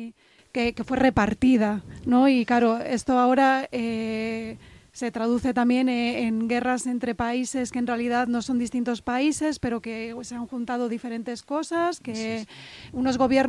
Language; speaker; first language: Spanish; native; Spanish